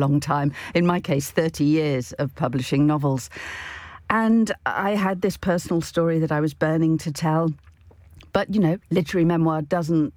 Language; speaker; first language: English; native; English